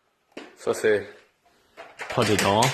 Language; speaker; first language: French; non-native, local second language; English